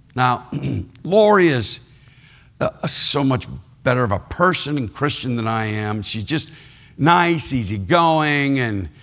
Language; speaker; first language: English; native; English